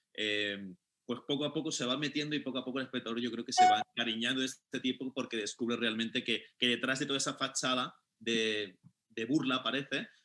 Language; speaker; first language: Spanish; native; Spanish